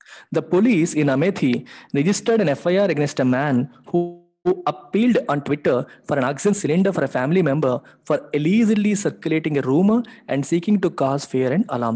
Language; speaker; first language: English; non-native, local second language; Telugu